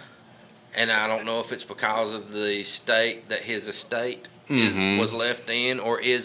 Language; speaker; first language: English; native; English